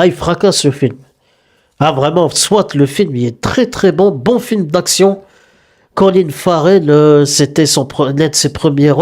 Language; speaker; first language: French; native; French